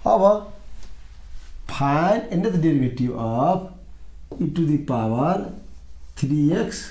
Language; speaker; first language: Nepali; non-native, local second language; Maithili